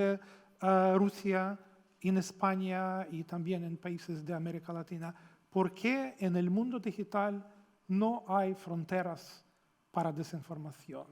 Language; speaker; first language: Spanish; non-native, fluent; Ukrainian